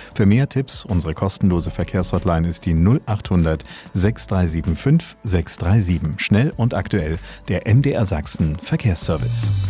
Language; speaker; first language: German; native; German